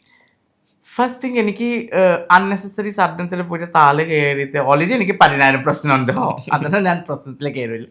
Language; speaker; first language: Malayalam; non-native, local second language; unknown